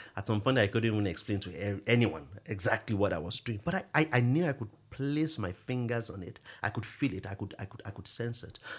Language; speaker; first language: English; non-native, local second language; Yoruba